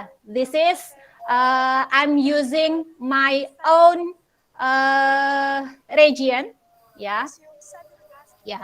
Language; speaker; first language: English; non-native, local second language; Indonesian